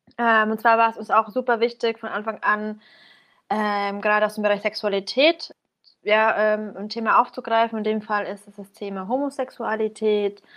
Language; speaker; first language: German; early bilingual, other home language; Persian